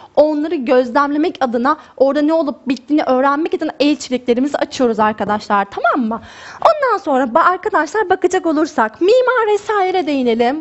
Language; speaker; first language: Turkish; native; Turkish